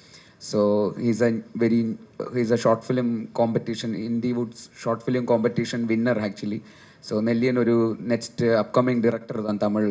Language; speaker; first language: Tamil; non-native, local second language; Malayalam